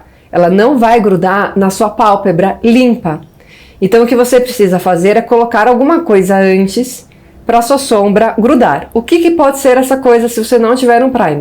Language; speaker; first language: Portuguese; native; Portuguese